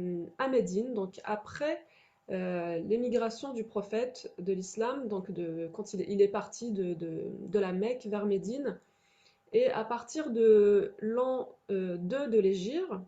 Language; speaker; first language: French; native; French